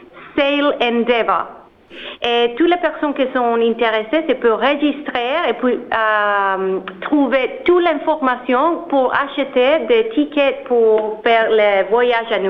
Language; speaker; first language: French; non-native, learner; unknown